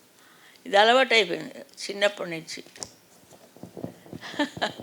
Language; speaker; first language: Telugu; native; Telugu